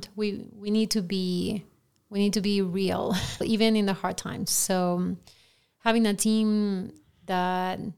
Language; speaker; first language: English; non-native, fluent; Spanish